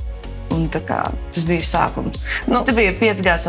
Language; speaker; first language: Latvian; non-native, local second language; Russian